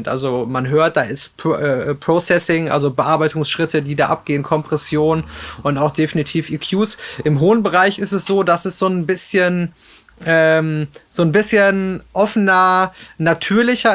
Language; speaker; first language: German; native; German